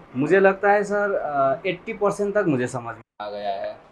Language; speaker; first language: Hindi; non-native, local second language; Nepali